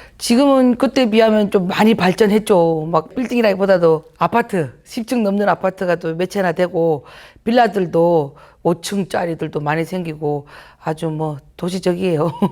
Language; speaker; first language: Korean; native; Korean